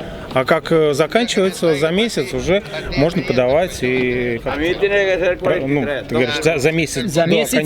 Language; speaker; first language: Russian; native; Russian